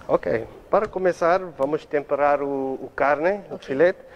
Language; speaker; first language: Portuguese; non-native, learner; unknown